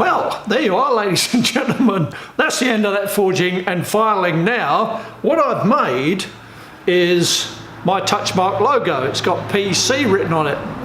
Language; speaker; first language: English; native; English